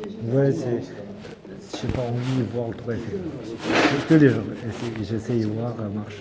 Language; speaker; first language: French; non-native, learner; Uzbek